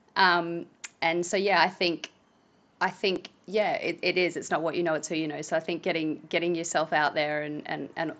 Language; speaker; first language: English; native; English